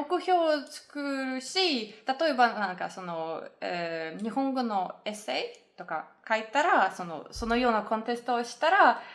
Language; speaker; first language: Japanese; non-native, fluent; Russian